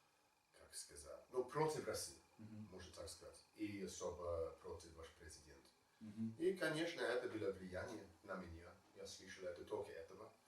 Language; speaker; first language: Russian; non-native, learner; English